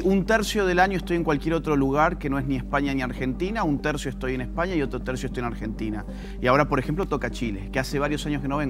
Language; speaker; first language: Spanish; native; Spanish